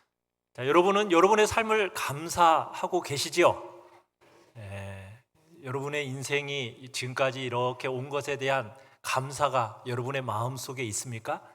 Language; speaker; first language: Korean; native; Korean